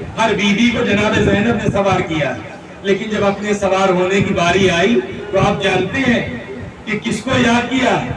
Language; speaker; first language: Urdu; native; Urdu